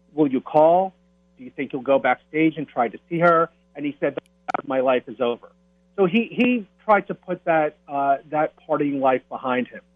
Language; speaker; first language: English; native; English